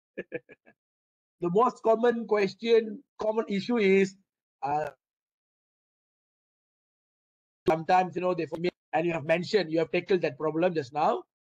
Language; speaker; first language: English; non-native, local second language; Malay